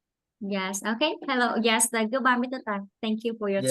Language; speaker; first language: English; non-native, fluent; Vietnamese